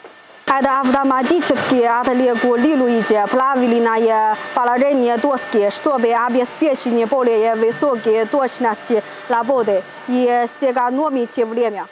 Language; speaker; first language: Russian; non-native, learner; Chinese